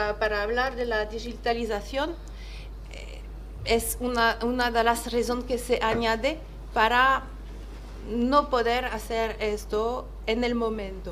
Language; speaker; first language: Spanish; non-native, fluent; French